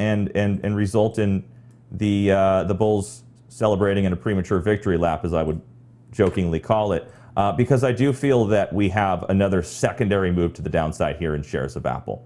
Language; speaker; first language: English; native; English